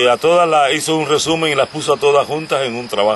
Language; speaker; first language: Spanish; native; Spanish